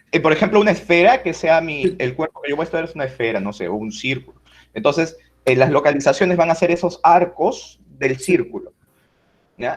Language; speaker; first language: Spanish; native; Spanish